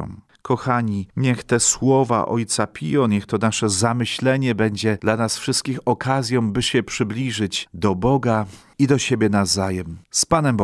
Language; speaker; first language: Polish; native; Polish